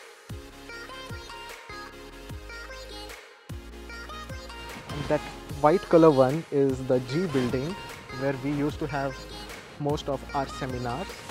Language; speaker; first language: English; non-native, local second language; Marathi